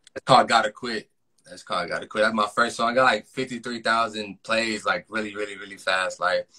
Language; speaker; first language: English; native; English